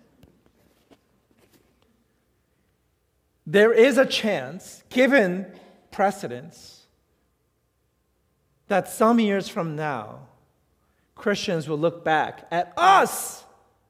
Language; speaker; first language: English; native; English